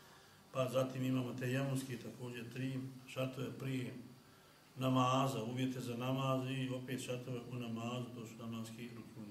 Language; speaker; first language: Bosnian; native; Bosnian